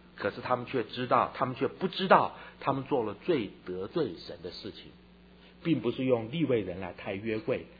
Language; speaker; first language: Chinese; native; Chinese